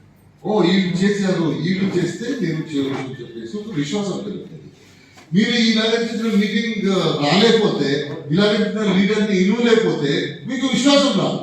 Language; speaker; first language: Telugu; non-native, fluent; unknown